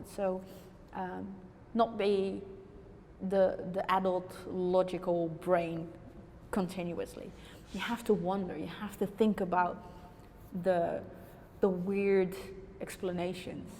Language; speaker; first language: English; non-native, fluent; Dutch